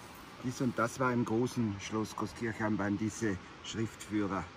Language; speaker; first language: German; native; German